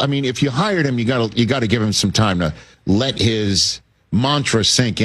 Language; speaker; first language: English; native; English